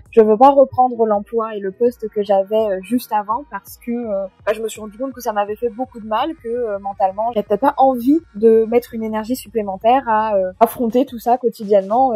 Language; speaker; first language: French; native; French